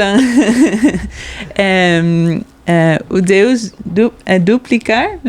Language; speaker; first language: Portuguese; non-native, fluent; Dutch